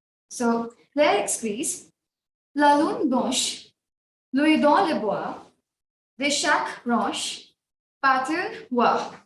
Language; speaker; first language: French; non-native, learner; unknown